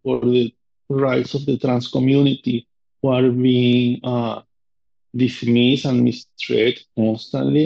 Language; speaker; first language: English; non-native, fluent; Spanish